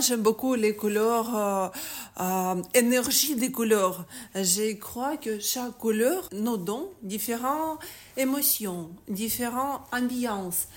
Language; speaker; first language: French; non-native, learner; Ukrainian